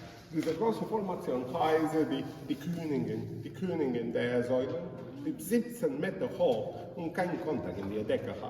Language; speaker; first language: German; non-native, learner; Spanish